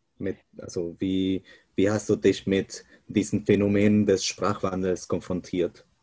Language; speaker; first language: German; non-native, fluent; Spanish